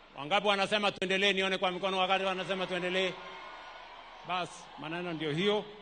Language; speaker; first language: Swahili; non-native, local second language; Kalenjin